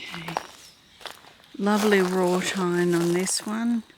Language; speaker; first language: English; native; English